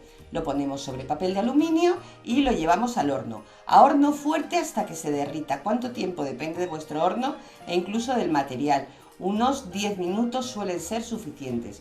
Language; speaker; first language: Spanish; native; Spanish